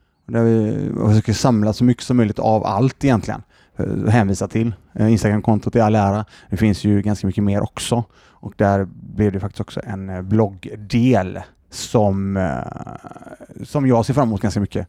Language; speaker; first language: Swedish; native; Swedish